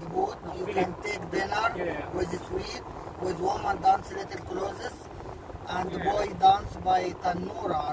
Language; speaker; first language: English; non-native, learner; Arabic